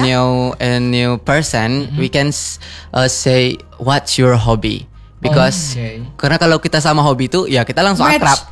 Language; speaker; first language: English; non-native, learner; Indonesian